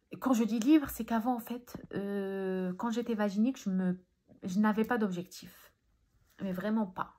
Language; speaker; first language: French; early bilingual, other home language; Arabic